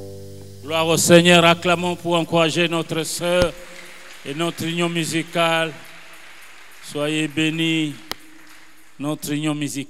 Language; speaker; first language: French; non-native, local second language; Lingala